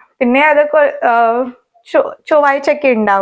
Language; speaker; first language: Malayalam; non-native, learner; Hindi